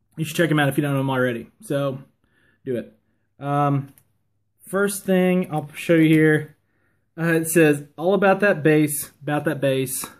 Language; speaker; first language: English; native; English